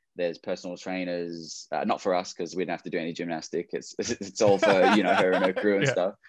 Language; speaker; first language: English; native; English